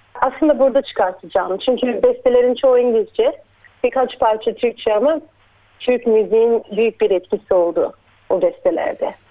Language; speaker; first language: Turkish; early bilingual, heritage; Turkish